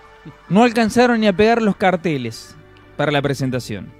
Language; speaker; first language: Spanish; native; Spanish